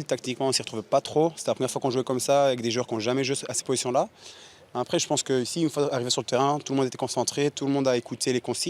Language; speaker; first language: French; native; French